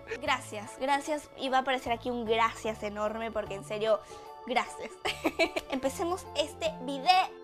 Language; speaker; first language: Spanish; native; Spanish